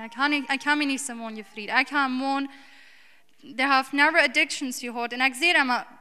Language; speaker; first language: German; early bilingual, heritage; English